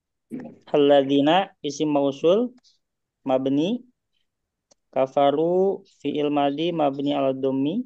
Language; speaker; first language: Arabic; non-native, learner; Indonesian